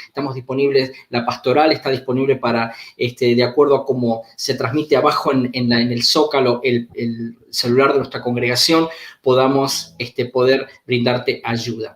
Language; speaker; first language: Spanish; native; Spanish